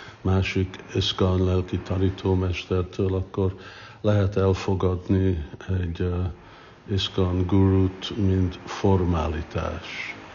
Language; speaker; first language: Hungarian; early bilingual, heritage; English